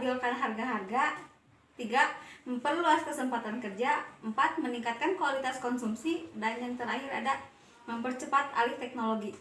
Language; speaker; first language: Indonesian; native; Indonesian